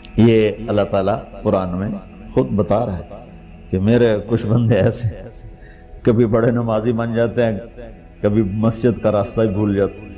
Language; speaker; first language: Urdu; non-native, local second language; Punjabi